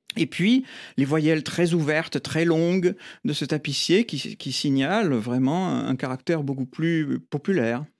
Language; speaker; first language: French; native; French